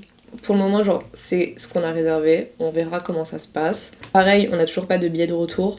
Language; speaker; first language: French; native; French